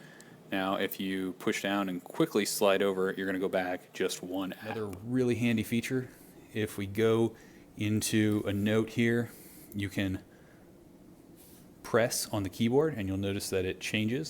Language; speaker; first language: English; native; English